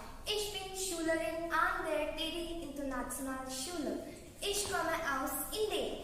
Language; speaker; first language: German; non-native, learner; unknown